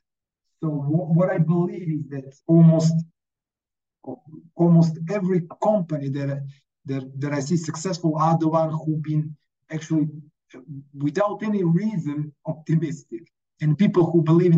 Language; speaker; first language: English; non-native, fluent; Serbian